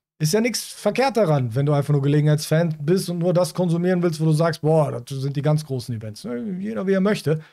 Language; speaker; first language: German; native; German